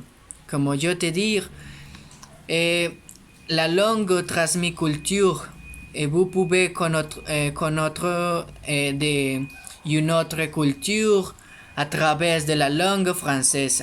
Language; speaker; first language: French; non-native, learner; Spanish